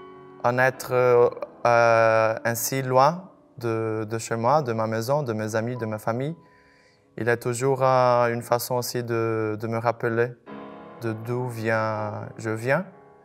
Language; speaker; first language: French; non-native, fluent; Portuguese